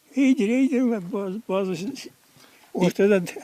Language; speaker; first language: Turkish; native; Turkish